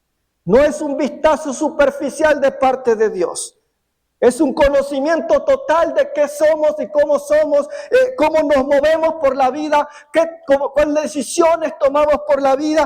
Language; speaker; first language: Spanish; native; Spanish